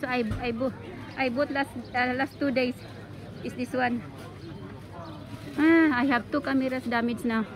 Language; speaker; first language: English; non-native, local second language; Filipino